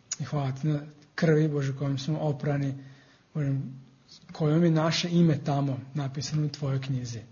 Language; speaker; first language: Serbian; non-native, fluent; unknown